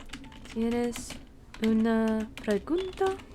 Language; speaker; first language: Spanish; non-native, learner; English